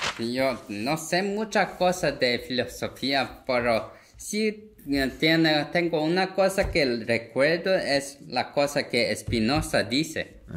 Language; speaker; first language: Spanish; non-native, fluent; Korean